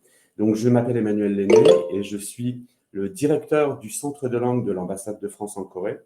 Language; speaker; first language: French; native; French